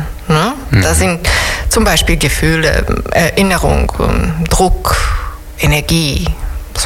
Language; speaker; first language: German; non-native, fluent; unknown